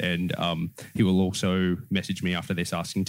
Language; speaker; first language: English; native; English